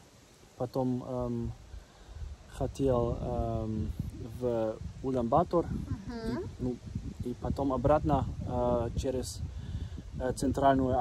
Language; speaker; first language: Russian; non-native, learner; German